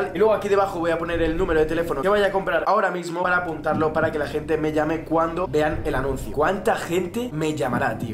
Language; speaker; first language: Spanish; native; Spanish